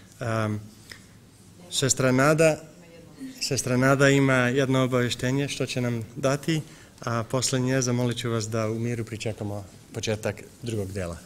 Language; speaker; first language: Serbian; early bilingual, heritage; Serbian